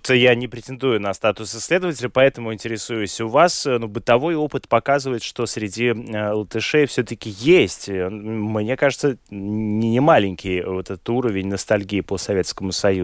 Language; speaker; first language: Russian; native; Russian